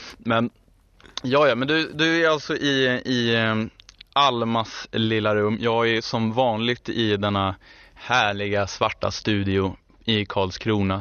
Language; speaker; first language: Swedish; early bilingual, other home language; German